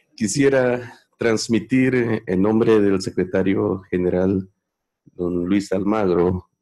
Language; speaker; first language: Spanish; non-native, fluent; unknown